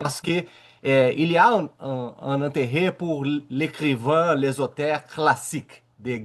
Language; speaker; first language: French; non-native, learner; Portuguese